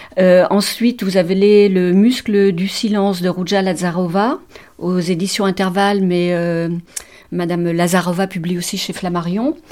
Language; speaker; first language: French; native; French